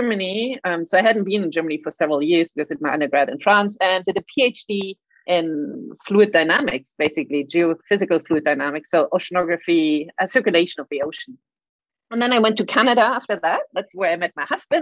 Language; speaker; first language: English; non-native, fluent; German